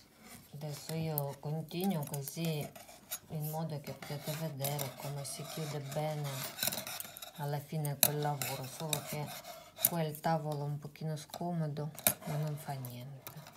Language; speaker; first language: Italian; non-native, fluent; Russian